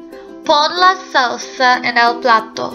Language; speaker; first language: Spanish; non-native, learner; English